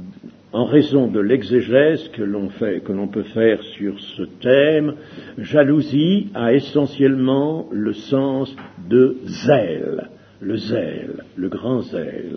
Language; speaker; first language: French; native; French